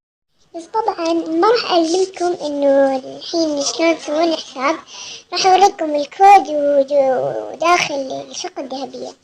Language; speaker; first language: Arabic; native; Arabic